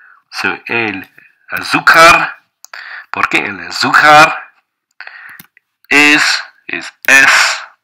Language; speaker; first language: Spanish; non-native, fluent; English